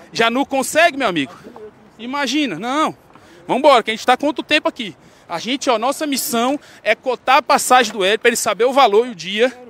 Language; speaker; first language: Portuguese; native; Portuguese